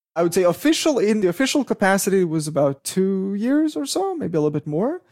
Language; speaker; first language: English; non-native, fluent; Hebrew